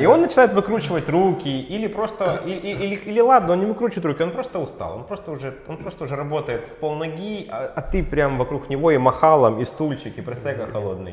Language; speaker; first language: Russian; native; Russian